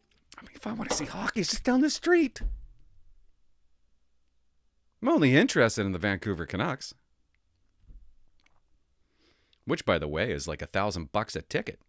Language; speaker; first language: English; native; English